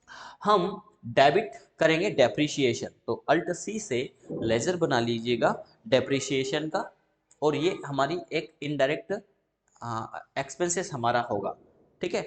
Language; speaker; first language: Hindi; native; Hindi